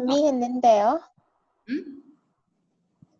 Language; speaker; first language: Korean; non-native, learner; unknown